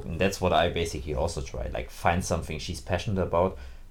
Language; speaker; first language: English; non-native, fluent; German